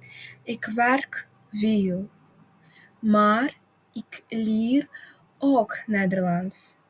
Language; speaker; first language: Dutch; non-native, fluent; Russian